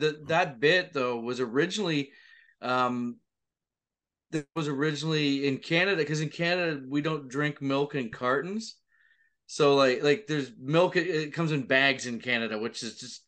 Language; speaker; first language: English; native; English